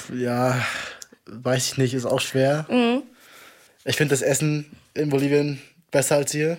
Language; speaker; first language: German; native; German